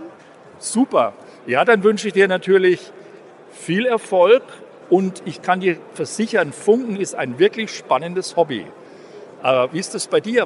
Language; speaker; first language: German; native; German